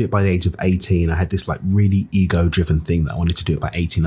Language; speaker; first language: English; native; English